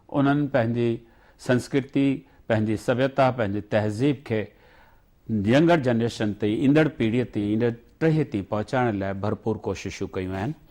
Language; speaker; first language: Sindhi; native; Sindhi